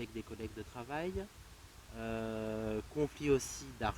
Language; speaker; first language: French; native; French